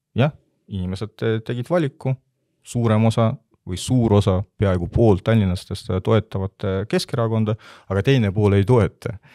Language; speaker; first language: Estonian; non-native, local second language; Russian